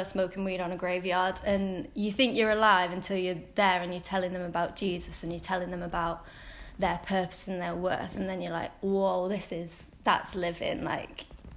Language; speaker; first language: English; native; English